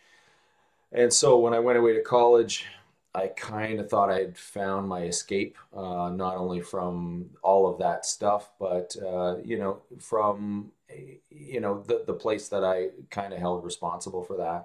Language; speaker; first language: English; native; English